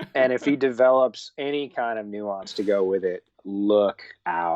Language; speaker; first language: English; native; English